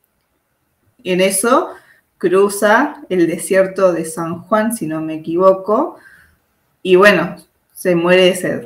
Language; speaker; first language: Spanish; native; Spanish